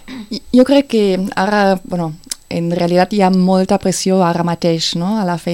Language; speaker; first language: Catalan; non-native, fluent; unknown